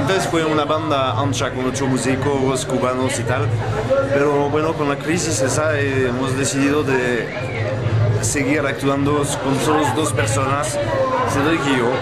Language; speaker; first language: Spanish; non-native, fluent; French